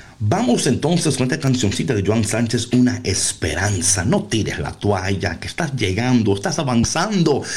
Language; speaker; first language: Spanish; early bilingual, heritage; Spanish